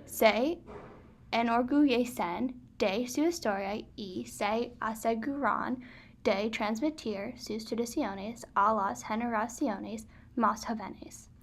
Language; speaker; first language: Spanish; non-native, learner; English